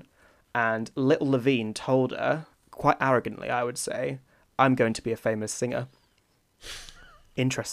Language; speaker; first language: English; native; English